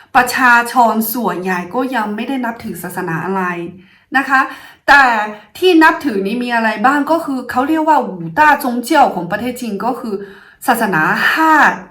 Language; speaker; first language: Thai; non-native, fluent; Chinese